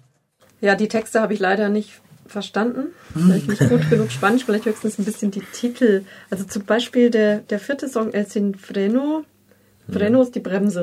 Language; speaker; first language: German; native; German